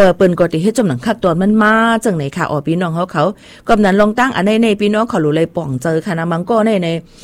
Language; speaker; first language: Thai; native; Thai